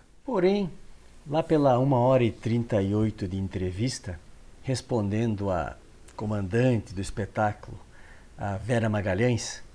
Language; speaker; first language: Portuguese; native; Portuguese